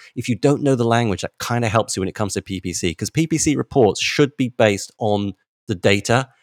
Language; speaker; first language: English; native; English